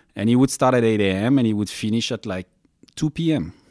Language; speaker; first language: English; non-native, fluent; French